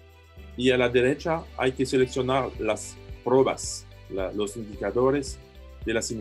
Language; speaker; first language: Spanish; non-native, fluent; French